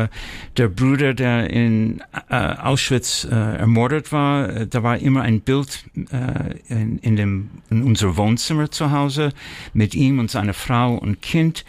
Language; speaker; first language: German; early bilingual, heritage; German